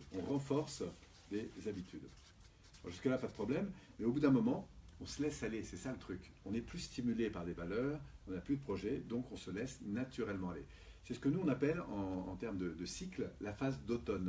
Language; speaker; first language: French; native; French